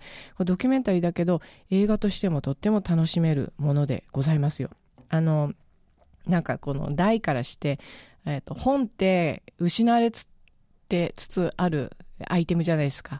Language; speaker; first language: Japanese; native; Japanese